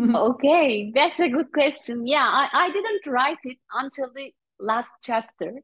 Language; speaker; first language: English; non-native, fluent; Turkish